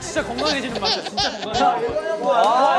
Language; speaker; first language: Korean; native; Korean